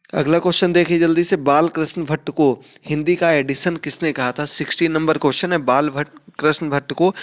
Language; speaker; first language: Hindi; native; Hindi